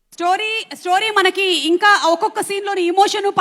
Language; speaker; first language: Telugu; native; Telugu